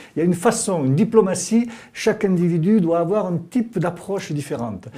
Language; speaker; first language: French; native; French